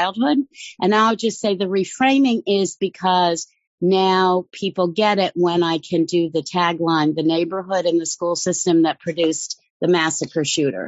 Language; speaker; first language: English; native; English